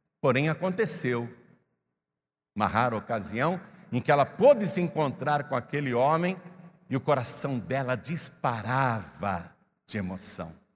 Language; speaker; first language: Portuguese; native; Portuguese